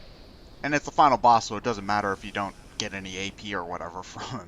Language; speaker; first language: English; native; English